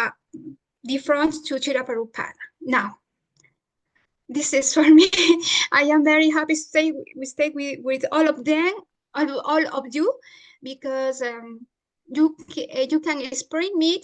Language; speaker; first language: English; non-native, learner; Spanish